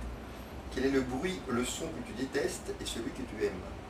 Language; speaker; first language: French; native; French